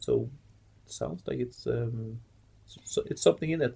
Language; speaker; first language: English; non-native, fluent; Norwegian